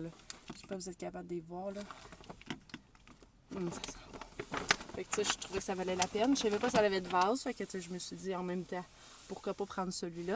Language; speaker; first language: French; native; French